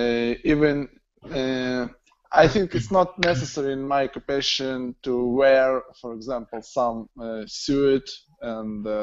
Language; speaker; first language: English; non-native, learner; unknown